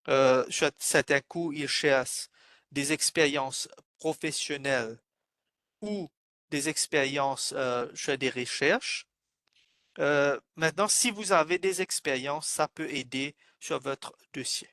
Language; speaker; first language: French; non-native, fluent; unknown